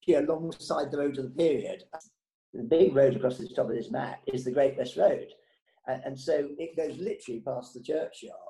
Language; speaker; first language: English; native; English